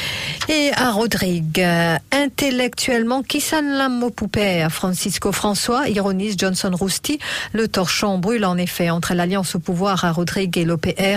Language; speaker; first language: French; non-native, local second language; Morisyen